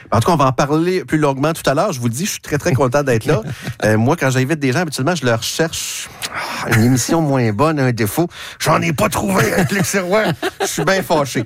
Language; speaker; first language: French; native; French